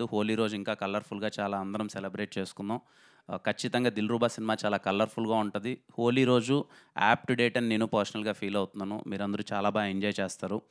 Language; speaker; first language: Telugu; native; Telugu